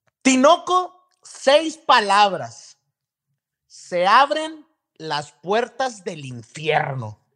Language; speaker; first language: Spanish; native; Spanish